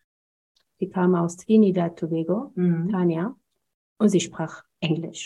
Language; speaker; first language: German; non-native, fluent; Amharic